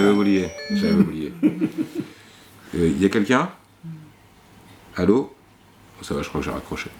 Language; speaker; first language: French; native; French